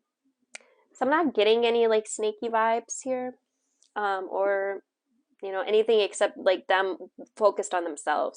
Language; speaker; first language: English; native; English